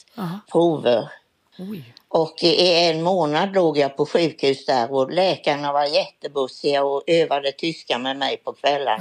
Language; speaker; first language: Swedish; native; Swedish